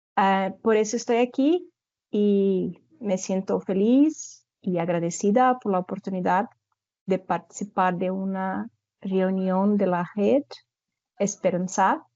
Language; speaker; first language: Spanish; non-native, fluent; Portuguese